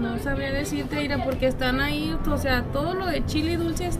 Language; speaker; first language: Spanish; native; Spanish